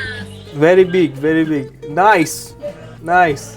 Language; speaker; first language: English; non-native, learner; Persian